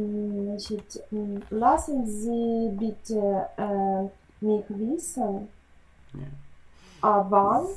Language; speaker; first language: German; non-native, learner; Ukrainian